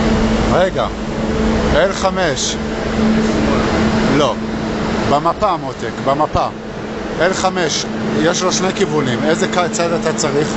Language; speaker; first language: Hebrew; native; Hebrew